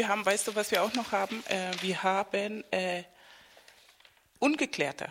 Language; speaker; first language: German; non-native, fluent; Spanish